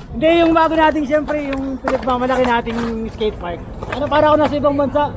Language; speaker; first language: Filipino; native; Filipino